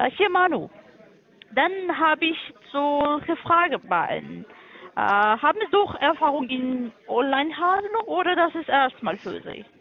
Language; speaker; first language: German; non-native, learner; Turkish